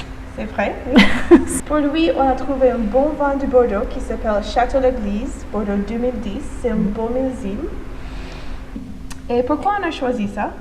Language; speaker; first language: French; non-native, fluent; English